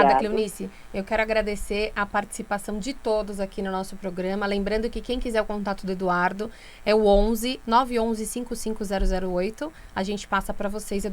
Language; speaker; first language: Portuguese; native; Portuguese